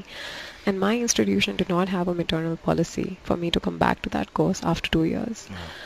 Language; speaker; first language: English; non-native, local second language; Urdu